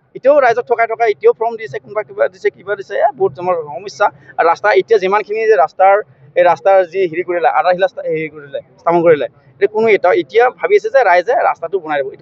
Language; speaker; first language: Assamese; non-native, local second language; Bodo